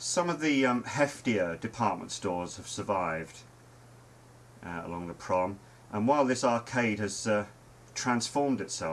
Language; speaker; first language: English; native; English